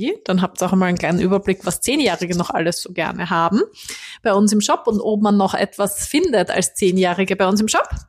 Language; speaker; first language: German; native; German